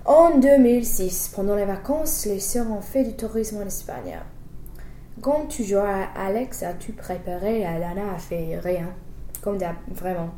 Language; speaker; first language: French; non-native, fluent; English